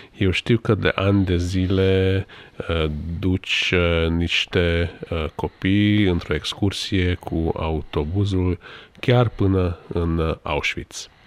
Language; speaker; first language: Romanian; non-native, local second language; Hungarian